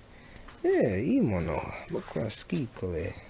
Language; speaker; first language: Japanese; non-native, learner; English